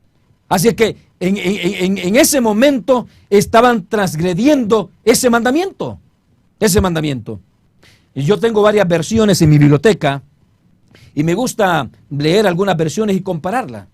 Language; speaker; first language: Spanish; native; Spanish